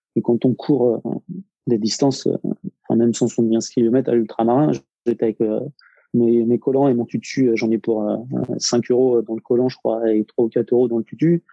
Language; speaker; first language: French; native; French